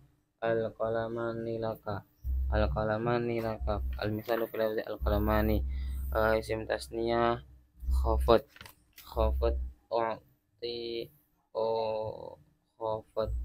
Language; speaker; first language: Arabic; non-native, fluent; Javanese